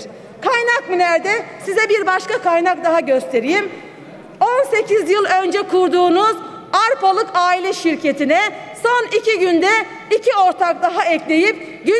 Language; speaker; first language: Turkish; native; Turkish